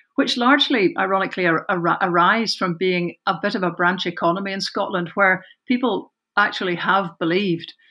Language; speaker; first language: English; native; English